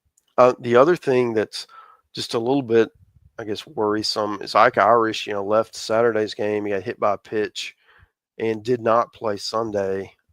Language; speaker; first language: English; native; English